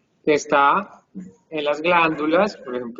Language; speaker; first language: Spanish; native; Spanish